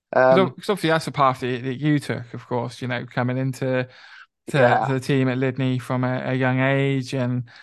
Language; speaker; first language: English; native; English